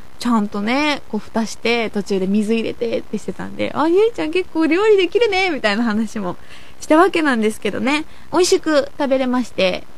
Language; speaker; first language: Japanese; native; Japanese